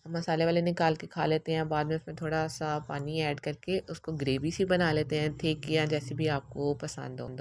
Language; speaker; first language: Urdu; native; Urdu